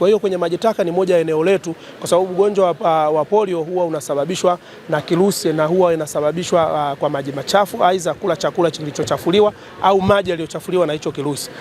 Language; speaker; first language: Swahili; native; Swahili